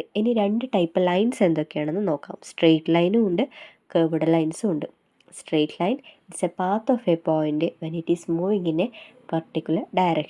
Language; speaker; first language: Malayalam; native; Malayalam